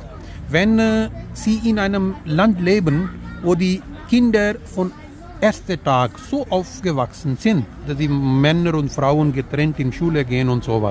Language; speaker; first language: German; non-native, learner; Urdu